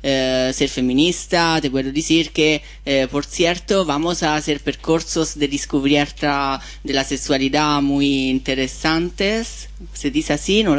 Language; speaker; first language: Spanish; non-native, fluent; Italian